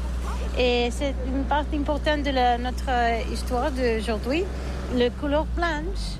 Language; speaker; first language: French; non-native, learner; Catalan